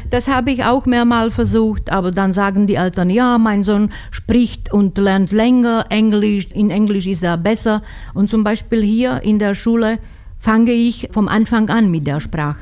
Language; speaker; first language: German; non-native, fluent; Slovak